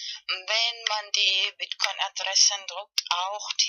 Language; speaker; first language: German; non-native, learner; Spanish